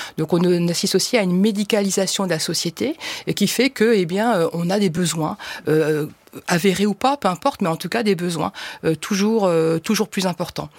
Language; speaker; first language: French; native; French